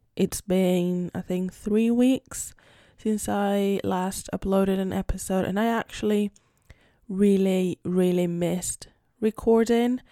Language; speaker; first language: English; non-native, fluent; Spanish